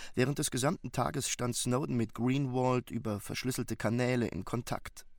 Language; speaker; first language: German; native; German